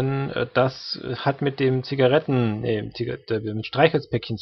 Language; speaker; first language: German; native; German